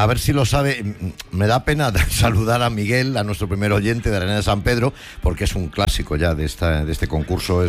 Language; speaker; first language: Spanish; native; Spanish